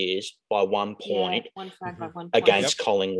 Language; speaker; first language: English; native; English